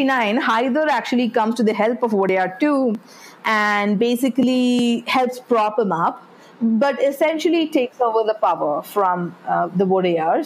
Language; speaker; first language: English; non-native, local second language; Malayalam